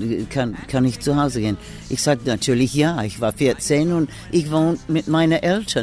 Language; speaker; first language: German; non-native, learner; English